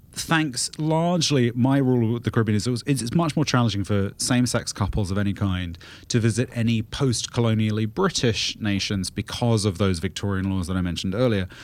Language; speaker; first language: English; native; English